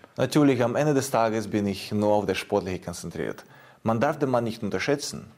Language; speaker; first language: German; non-native, fluent; Ukrainian